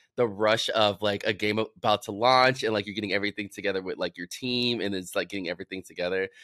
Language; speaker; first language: English; native; English